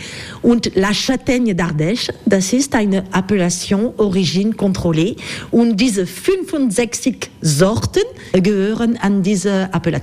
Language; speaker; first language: German; non-native, learner; French